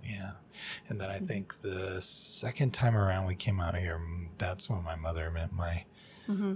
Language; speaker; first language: English; native; English